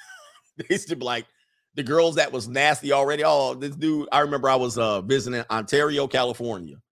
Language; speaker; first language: English; native; English